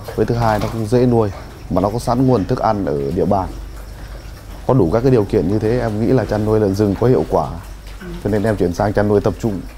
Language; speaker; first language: Vietnamese; non-native, local second language; Muong